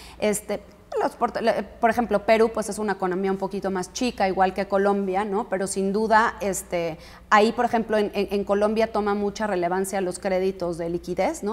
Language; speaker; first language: Spanish; native; Spanish